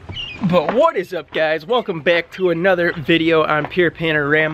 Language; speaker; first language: English; native; English